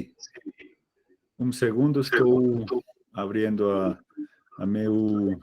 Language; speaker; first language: Portuguese; non-native, fluent; Spanish